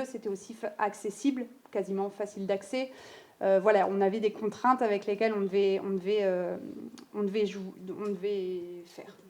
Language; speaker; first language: French; native; French